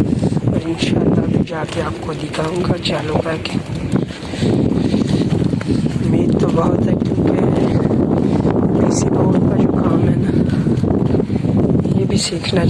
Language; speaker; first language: Hindi; non-native, local second language; Punjabi